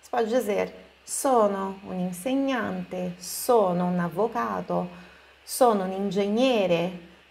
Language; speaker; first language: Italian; non-native, fluent; Portuguese